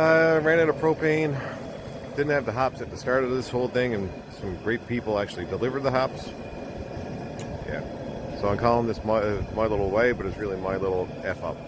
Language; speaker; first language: English; native; English